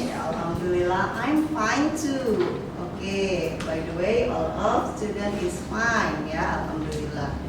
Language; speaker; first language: English; non-native, local second language; Indonesian